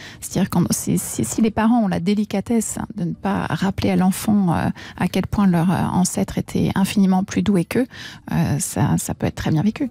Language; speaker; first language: French; native; French